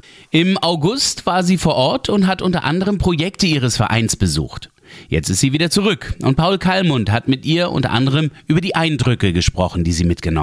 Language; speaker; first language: German; native; German